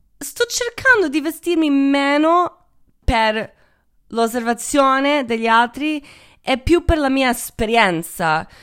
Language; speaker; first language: Italian; non-native, fluent; Croatian